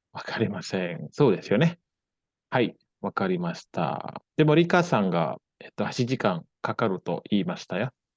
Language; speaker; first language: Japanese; non-native, fluent; Indonesian